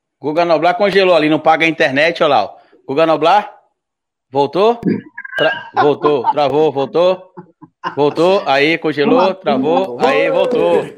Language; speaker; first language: Portuguese; native; Portuguese